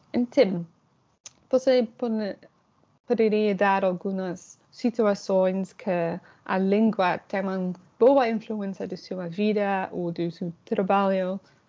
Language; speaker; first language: Portuguese; non-native, fluent; Dutch